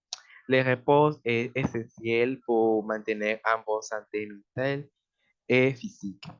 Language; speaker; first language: French; non-native, learner; Spanish